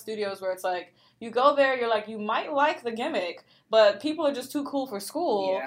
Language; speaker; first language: English; native; English